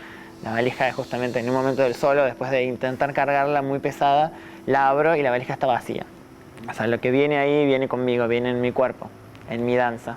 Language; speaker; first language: Spanish; native; Spanish